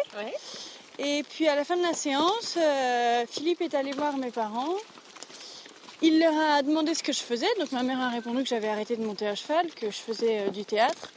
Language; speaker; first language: French; native; French